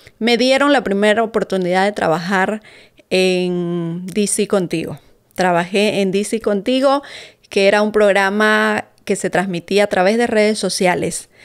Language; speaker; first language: Spanish; native; Spanish